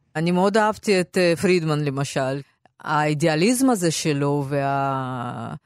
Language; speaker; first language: Hebrew; non-native, fluent; Russian